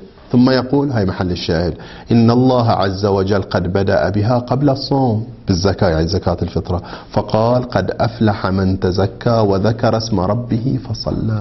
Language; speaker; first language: Arabic; native; Arabic